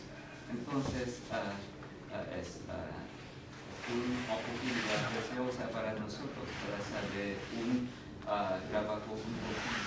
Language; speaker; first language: Spanish; non-native, learner; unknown